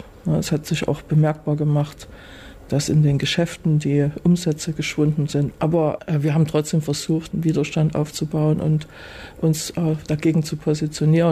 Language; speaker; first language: German; native; German